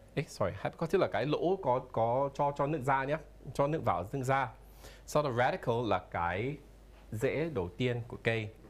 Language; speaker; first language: Vietnamese; non-native, fluent; English